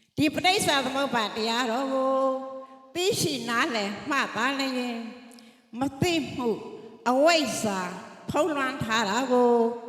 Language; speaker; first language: Burmese; native; Burmese